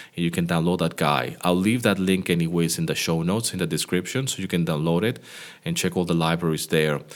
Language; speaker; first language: English; non-native, fluent; Greek